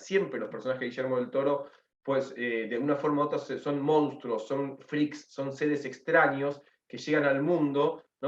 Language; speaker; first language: Spanish; native; Spanish